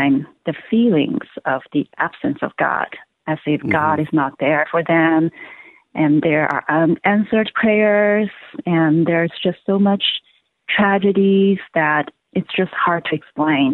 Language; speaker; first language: English; non-native, local second language; Cantonese